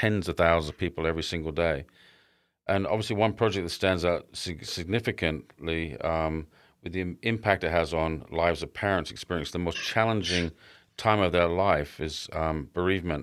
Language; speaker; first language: English; native; English